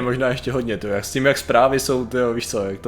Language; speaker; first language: Czech; native; Czech